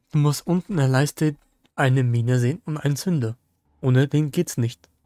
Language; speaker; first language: German; native; German